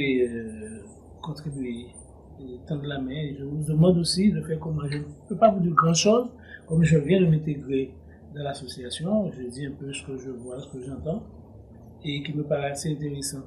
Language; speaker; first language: French; native; French